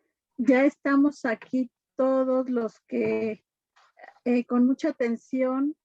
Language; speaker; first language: Spanish; native; Spanish